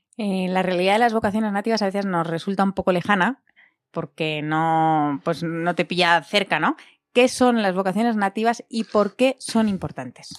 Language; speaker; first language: Spanish; native; Spanish